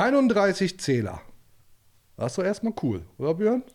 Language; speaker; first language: German; native; German